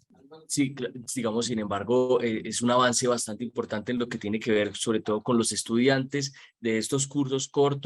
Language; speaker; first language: Spanish; native; Spanish